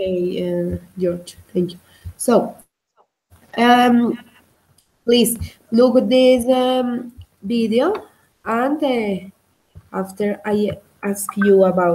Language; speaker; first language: English; non-native, learner; Spanish